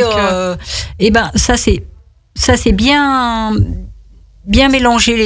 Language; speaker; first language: French; native; French